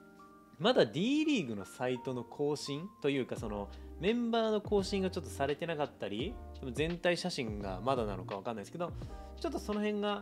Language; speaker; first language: Japanese; native; Japanese